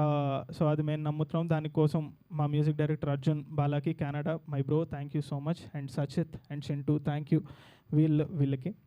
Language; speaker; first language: Telugu; native; Telugu